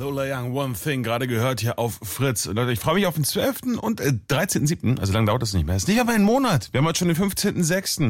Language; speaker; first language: German; native; German